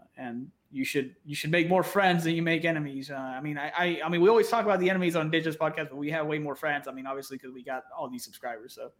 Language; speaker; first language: English; native; English